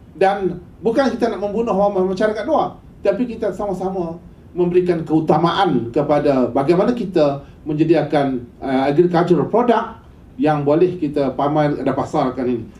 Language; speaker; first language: Malay; native; Malay